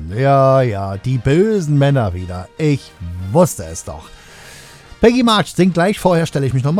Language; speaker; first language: German; native; German